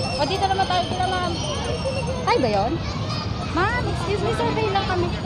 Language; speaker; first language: Filipino; native; Filipino